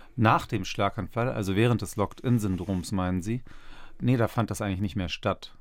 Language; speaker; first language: German; early bilingual, other home language; Turkish